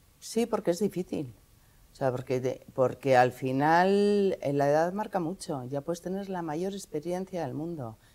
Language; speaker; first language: Spanish; native; Spanish